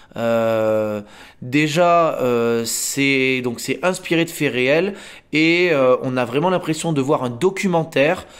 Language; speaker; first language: French; native; French